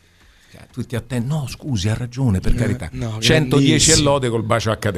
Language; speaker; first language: Italian; native; Italian